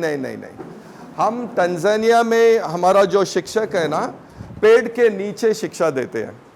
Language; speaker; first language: Hindi; non-native, local second language; Tamil